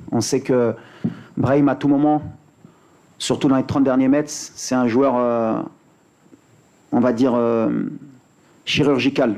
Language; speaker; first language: French; native; French